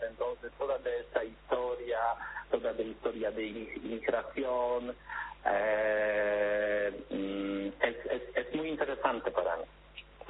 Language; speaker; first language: Spanish; non-native, learner; Polish